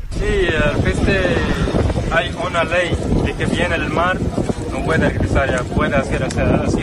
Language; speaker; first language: Spanish; non-native, learner; Arabic